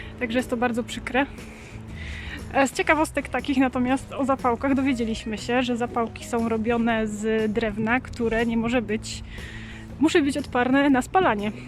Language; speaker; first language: Polish; native; Polish